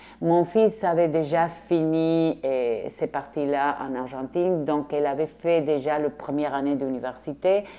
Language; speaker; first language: French; non-native, fluent; Spanish